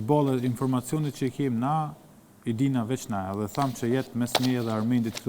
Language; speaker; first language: Albanian; native; Albanian